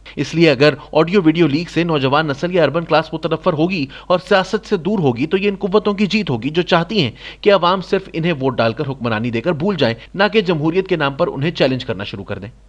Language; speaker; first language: Urdu; non-native, local second language; Saraiki